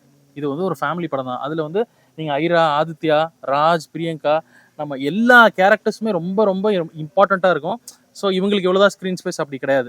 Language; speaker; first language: Tamil; native; Tamil